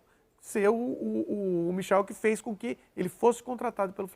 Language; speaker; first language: Portuguese; native; Portuguese